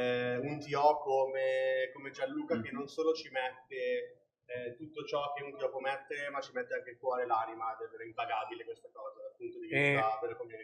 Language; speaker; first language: Italian; native; Italian